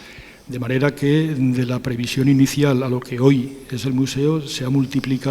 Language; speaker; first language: Spanish; native; Spanish